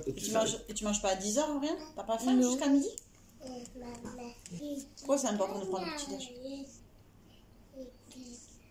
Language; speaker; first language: French; native; French